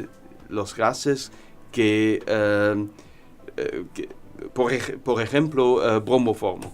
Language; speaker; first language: Spanish; non-native, learner; German